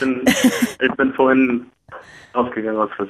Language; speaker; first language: German; early bilingual, other home language; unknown